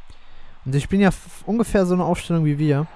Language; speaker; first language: German; native; German